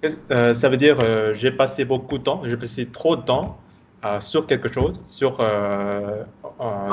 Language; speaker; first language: French; non-native, fluent; Vietnamese